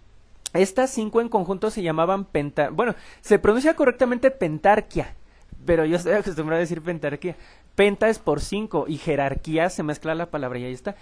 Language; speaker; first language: Spanish; native; Spanish